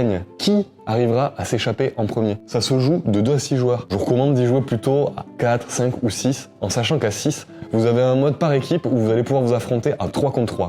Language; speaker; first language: French; native; French